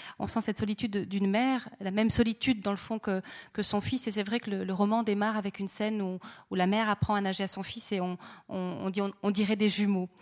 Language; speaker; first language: French; native; French